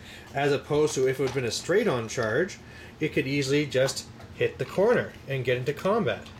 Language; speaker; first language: English; native; English